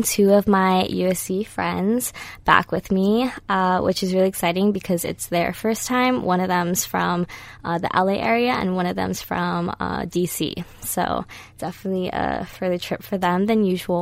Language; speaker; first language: English; native; English